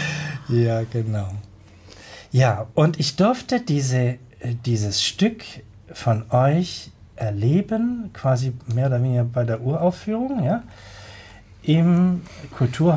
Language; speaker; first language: German; native; German